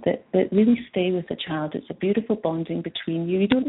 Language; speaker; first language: English; native; English